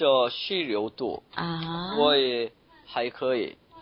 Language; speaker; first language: Chinese; non-native, learner; Korean